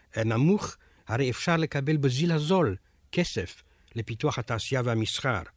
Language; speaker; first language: Hebrew; non-native, fluent; Romanian